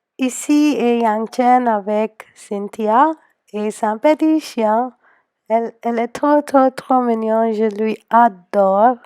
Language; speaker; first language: French; non-native, learner; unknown